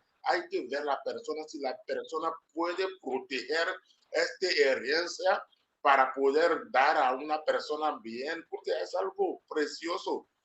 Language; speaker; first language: Spanish; non-native, learner; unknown